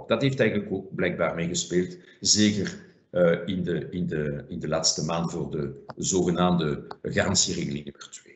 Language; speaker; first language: Dutch; non-native, fluent; French